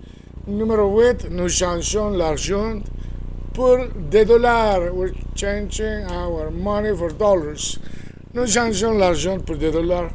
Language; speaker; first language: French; non-native, fluent; Spanish